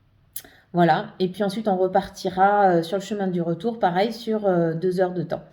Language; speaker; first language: French; native; French